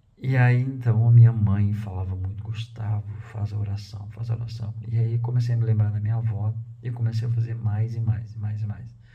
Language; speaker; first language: Portuguese; native; Portuguese